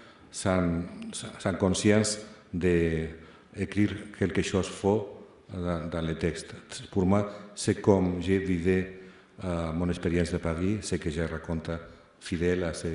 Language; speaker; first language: French; non-native, fluent; Spanish